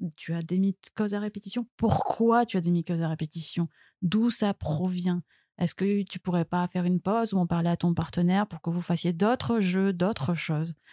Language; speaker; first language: French; native; French